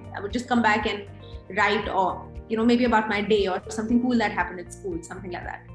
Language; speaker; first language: English; non-native, local second language; Hindi